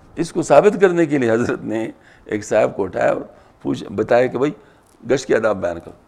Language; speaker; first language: Urdu; non-native, local second language; Pashto